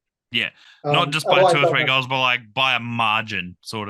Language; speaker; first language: English; native; English